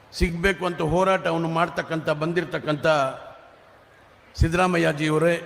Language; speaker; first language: Kannada; non-native, local second language; Urdu